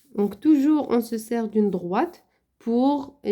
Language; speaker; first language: French; non-native, local second language; Arabic